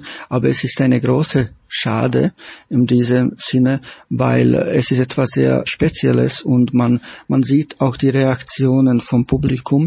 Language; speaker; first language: German; non-native, fluent; Slovak